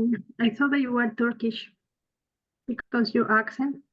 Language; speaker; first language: English; non-native, fluent; Spanish